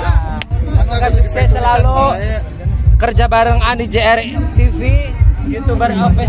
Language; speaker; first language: Indonesian; native; Indonesian